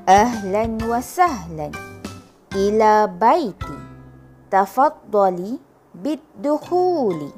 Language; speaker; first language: Arabic; non-native, fluent; Malay